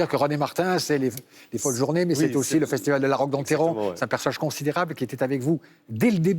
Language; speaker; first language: French; native; French